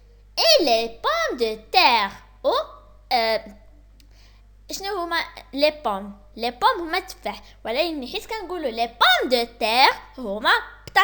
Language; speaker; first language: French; non-native, local second language; Arabic